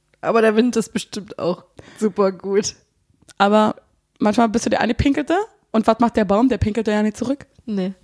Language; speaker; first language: German; native; German